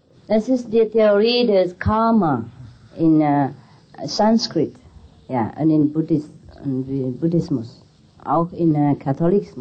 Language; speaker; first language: German; non-native, fluent; Vietnamese